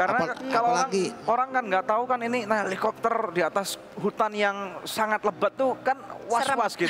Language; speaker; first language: Indonesian; native; Indonesian